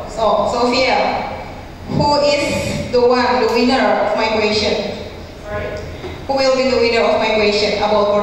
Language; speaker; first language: English; non-native, fluent; Indonesian